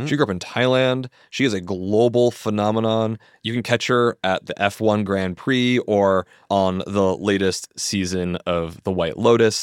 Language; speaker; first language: English; native; English